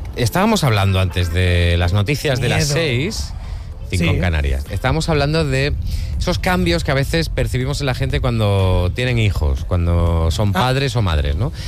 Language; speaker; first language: Spanish; native; Spanish